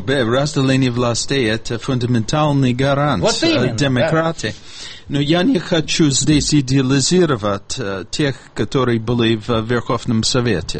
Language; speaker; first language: Russian; non-native, fluent; English